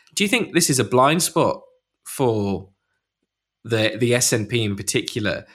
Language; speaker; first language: English; native; English